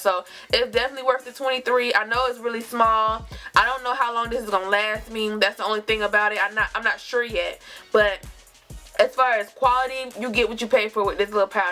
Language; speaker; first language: English; native; English